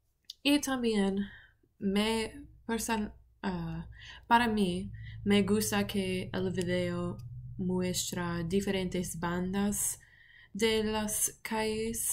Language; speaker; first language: Spanish; non-native, learner; English